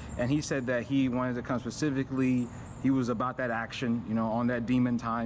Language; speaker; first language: English; native; English